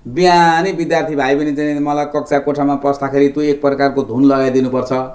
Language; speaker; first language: Nepali; native; Nepali